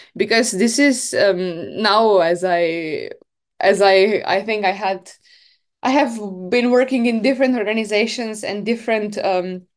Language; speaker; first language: English; non-native, fluent; Slovenian